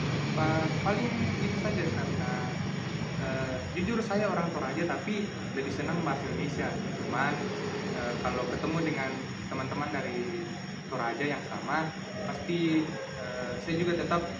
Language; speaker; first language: Indonesian; non-native, local second language; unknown